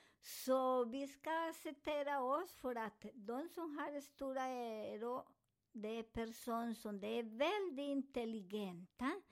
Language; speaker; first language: Swedish; non-native, fluent; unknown